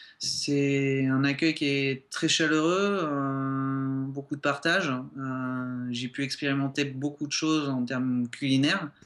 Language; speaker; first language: French; native; French